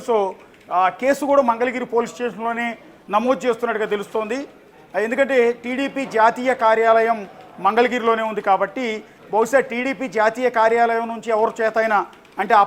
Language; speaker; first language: Telugu; native; Telugu